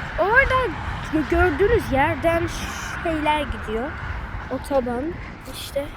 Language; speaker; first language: Turkish; early bilingual, heritage; Turkish